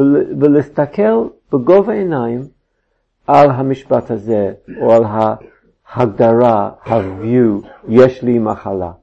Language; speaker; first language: Hebrew; non-native, fluent; English